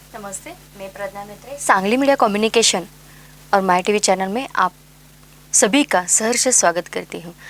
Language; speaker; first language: Hindi; non-native, local second language; Marathi